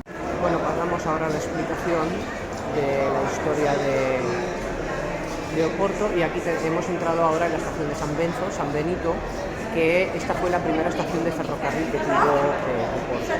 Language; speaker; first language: Spanish; native; Spanish